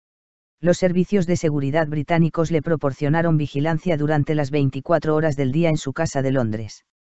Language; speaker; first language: Spanish; native; Spanish